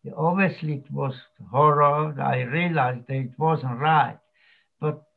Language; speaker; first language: English; non-native, fluent; Slovak